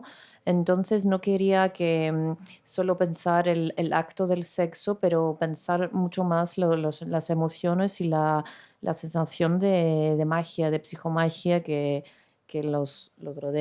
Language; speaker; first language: Spanish; non-native, fluent; Greek